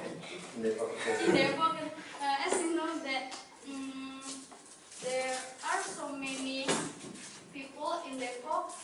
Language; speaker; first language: English; non-native, learner; Indonesian